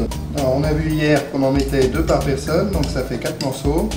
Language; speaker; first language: French; native; French